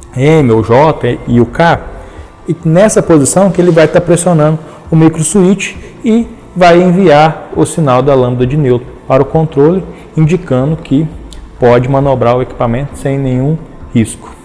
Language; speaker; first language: Portuguese; native; Portuguese